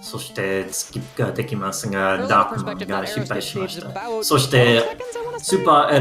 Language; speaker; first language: Japanese; non-native, learner; English